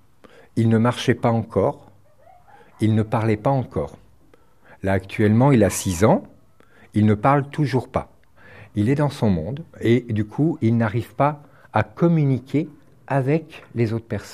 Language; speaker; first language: French; native; French